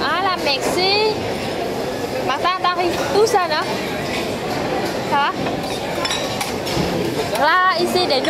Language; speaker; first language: French; non-native, fluent; Vietnamese